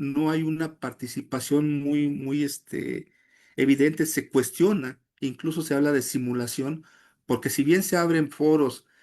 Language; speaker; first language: Spanish; native; Spanish